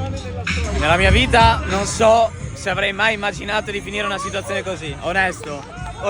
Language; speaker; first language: Italian; native; Italian